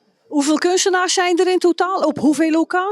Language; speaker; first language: Dutch; native; Dutch